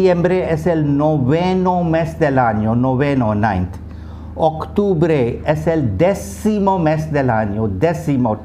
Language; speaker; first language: Spanish; non-native, fluent; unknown